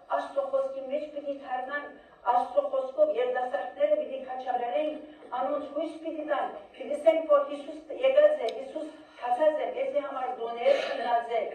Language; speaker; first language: Armenian; early bilingual, heritage; Armenian